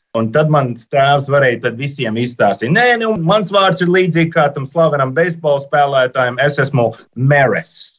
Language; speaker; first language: Latvian; early bilingual, heritage; Latvian